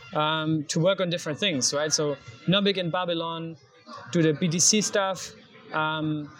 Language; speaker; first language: English; non-native, fluent; German